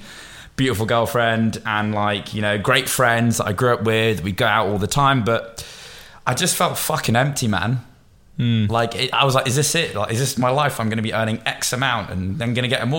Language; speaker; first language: English; native; English